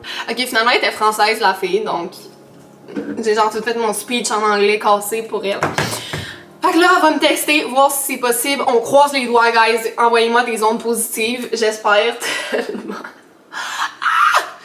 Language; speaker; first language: French; native; French